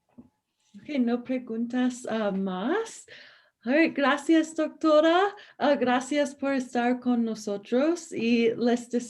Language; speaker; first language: Spanish; non-native, learner; English